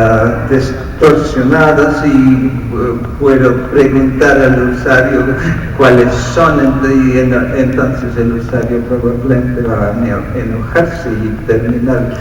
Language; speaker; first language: Spanish; non-native, fluent; English